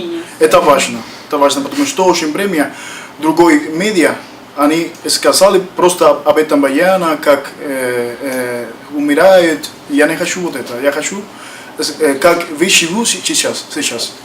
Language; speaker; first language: Russian; non-native, learner; Spanish